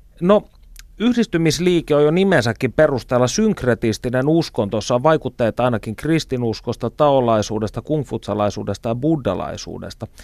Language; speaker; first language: Finnish; native; Finnish